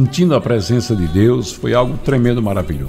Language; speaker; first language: Portuguese; native; Portuguese